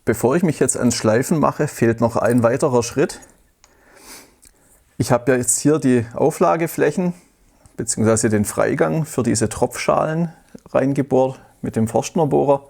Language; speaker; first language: German; native; German